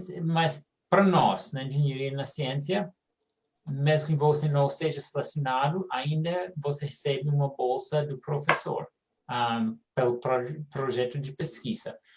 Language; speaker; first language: Portuguese; non-native, fluent; English